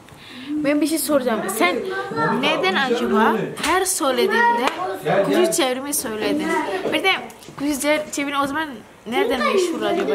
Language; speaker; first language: Turkish; non-native, learner; Indonesian